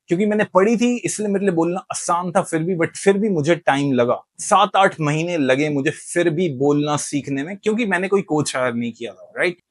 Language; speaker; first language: Hindi; native; Hindi